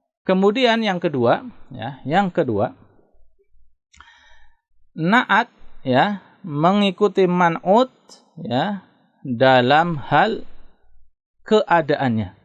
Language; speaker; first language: Indonesian; native; Indonesian